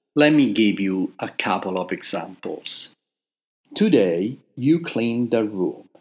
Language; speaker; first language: English; non-native, fluent; Italian